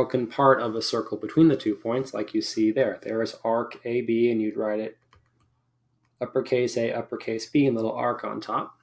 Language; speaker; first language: English; native; English